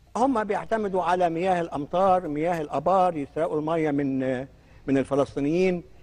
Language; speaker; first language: Arabic; native; Arabic